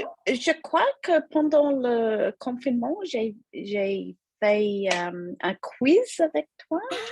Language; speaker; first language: French; non-native, fluent; English